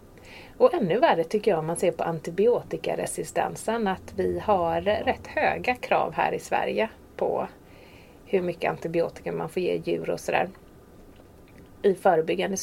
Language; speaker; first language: Swedish; native; Swedish